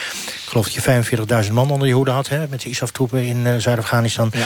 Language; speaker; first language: Dutch; native; Dutch